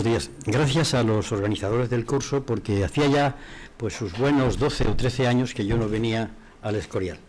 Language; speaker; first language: Spanish; native; Spanish